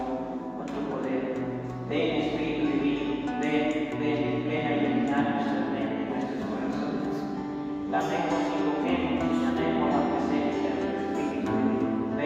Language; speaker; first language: Spanish; native; Spanish